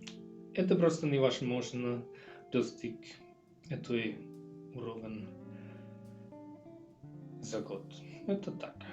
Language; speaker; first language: Russian; non-native, learner; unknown